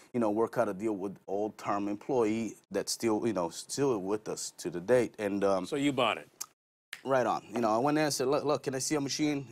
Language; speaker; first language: English; non-native, fluent; Portuguese